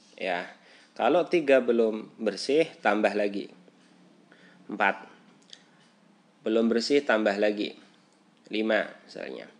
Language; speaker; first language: Indonesian; native; Indonesian